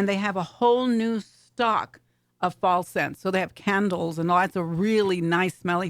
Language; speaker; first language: English; native; English